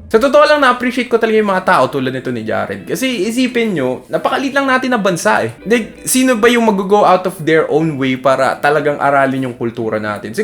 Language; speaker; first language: Filipino; native; Filipino